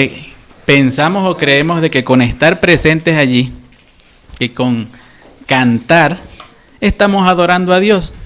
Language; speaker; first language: Spanish; native; Spanish